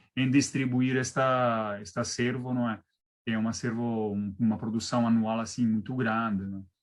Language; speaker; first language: Portuguese; non-native, fluent; Italian